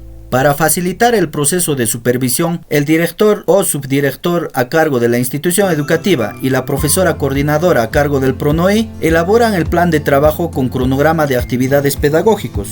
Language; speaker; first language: Spanish; native; Spanish